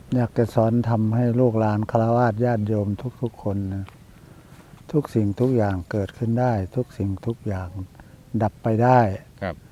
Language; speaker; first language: Thai; native; Thai